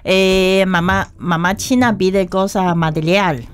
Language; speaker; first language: Spanish; non-native, fluent; Chinese